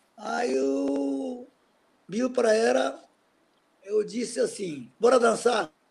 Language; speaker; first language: Portuguese; non-native, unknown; Japanese